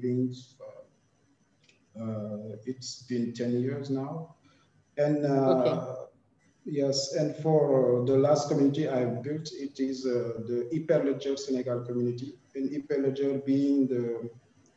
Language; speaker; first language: English; non-native, fluent; Wolof